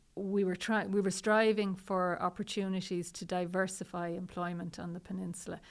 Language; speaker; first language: English; native; English